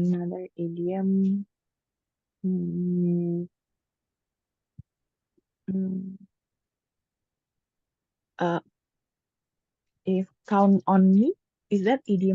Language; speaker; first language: English; non-native, learner; Indonesian